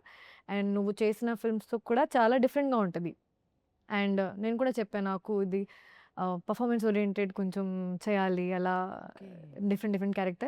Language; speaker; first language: Telugu; non-native, fluent; Hindi